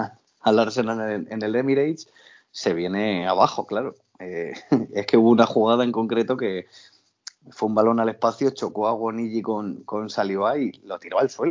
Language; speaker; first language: Spanish; native; Spanish